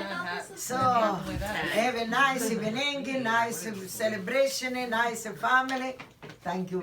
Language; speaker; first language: English; non-native, learner; Italian